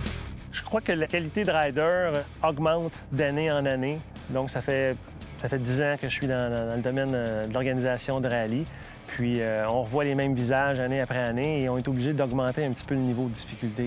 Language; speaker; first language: French; native; French